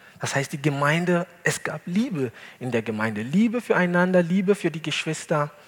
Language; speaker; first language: German; non-native, fluent; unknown